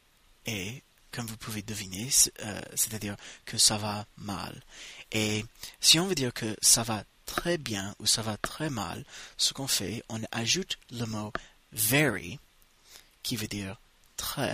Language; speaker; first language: French; non-native, fluent; English